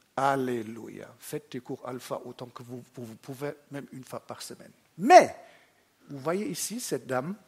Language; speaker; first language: French; non-native, fluent; German